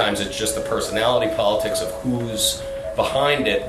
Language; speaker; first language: English; native; English